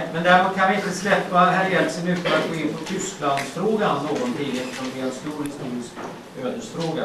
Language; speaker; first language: Swedish; native; Swedish